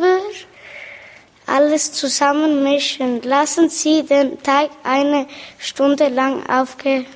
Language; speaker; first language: German; early bilingual, other home language; Italian